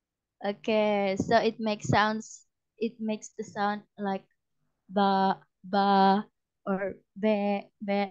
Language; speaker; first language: English; non-native, fluent; Indonesian